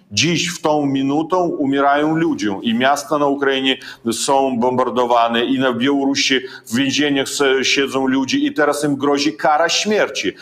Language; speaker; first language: Polish; non-native, fluent; Russian